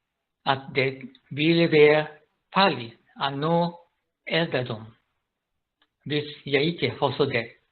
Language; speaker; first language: Danish; non-native, learner; Japanese